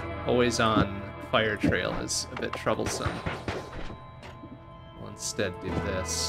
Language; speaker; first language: English; native; English